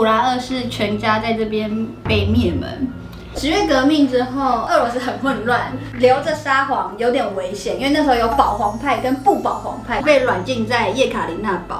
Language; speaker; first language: Chinese; native; Chinese